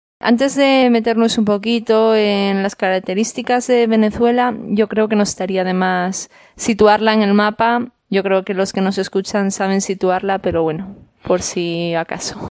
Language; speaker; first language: Spanish; native; Spanish